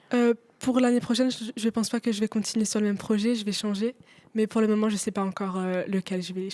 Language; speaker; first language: French; non-native, local second language; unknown